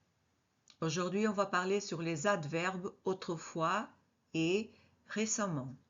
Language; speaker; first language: French; non-native, fluent; Portuguese